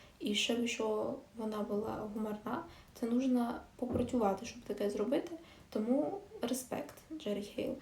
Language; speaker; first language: Ukrainian; non-native, local second language; Russian